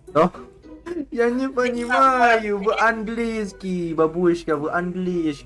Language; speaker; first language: Russian; non-native, learner; Indonesian